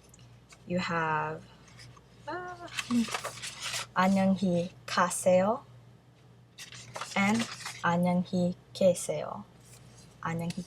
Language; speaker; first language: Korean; early bilingual, heritage; Korean